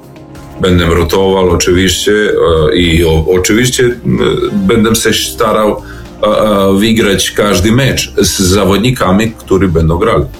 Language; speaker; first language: Polish; non-native, learner; Serbian